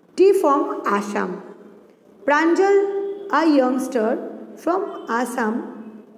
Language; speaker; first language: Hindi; non-native, local second language; Gujarati